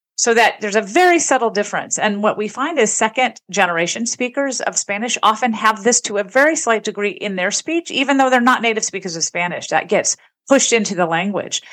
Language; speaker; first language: English; native; English